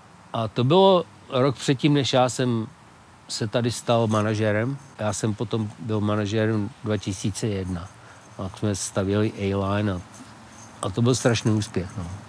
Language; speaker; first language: Czech; early bilingual, heritage; Czech